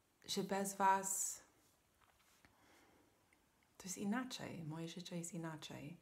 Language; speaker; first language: Polish; non-native, fluent; English